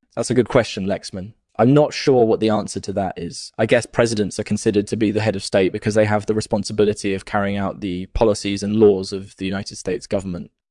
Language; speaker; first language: English; native; English